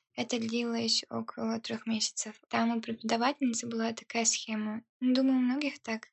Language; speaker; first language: Russian; early bilingual, heritage; Russian